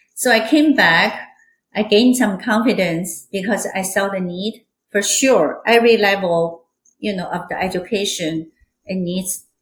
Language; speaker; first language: English; non-native, fluent; Chinese